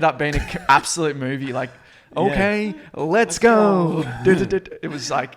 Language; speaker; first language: English; native; English